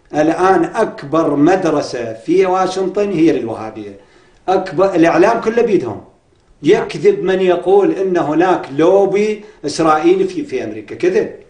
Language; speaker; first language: Arabic; native; Arabic